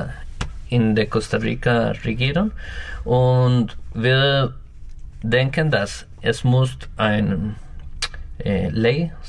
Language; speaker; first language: German; non-native, learner; Spanish